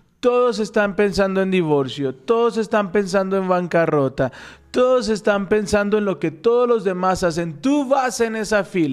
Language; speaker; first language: Spanish; native; Spanish